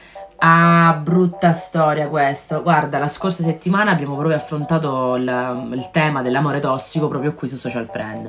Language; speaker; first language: Italian; native; Italian